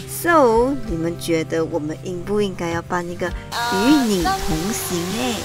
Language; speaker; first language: Chinese; native; Chinese